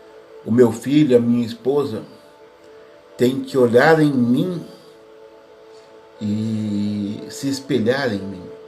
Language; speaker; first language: Portuguese; native; Portuguese